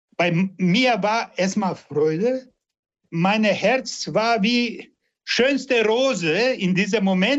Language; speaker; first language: German; non-native, learner; Serbian